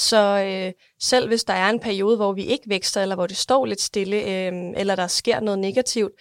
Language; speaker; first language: Danish; native; Danish